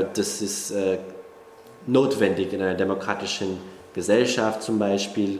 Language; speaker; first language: German; non-native, fluent; English